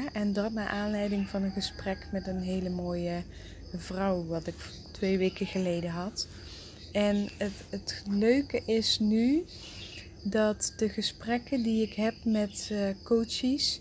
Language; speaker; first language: Dutch; native; Dutch